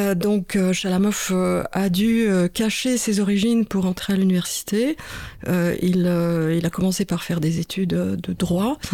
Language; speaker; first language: French; non-native, fluent; Russian